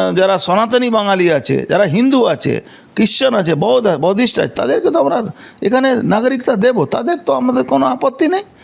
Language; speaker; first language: Bangla; non-native, local second language; Hindi